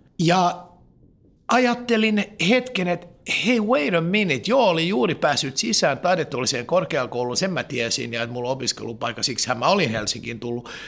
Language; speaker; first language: Finnish; non-native, local second language; Swedish